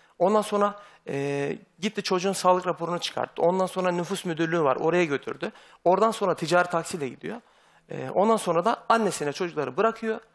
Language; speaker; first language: Turkish; native; Turkish